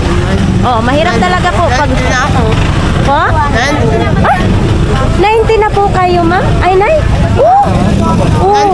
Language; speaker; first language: Filipino; non-native, local second language; Cebuano